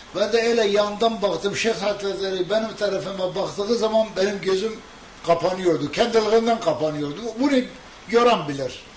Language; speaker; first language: Turkish; non-native, local second language; Kurdish